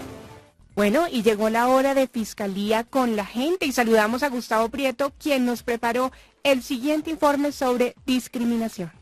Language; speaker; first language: Spanish; native; Spanish